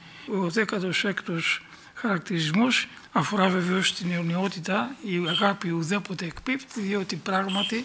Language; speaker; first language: Greek; native; Greek